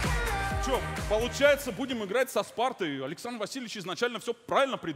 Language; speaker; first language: Russian; native; Russian